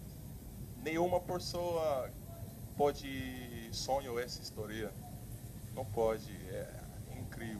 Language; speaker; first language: Portuguese; non-native, learner; English